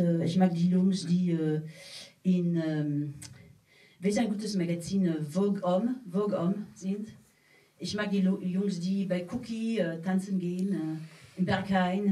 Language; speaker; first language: German; non-native, fluent; French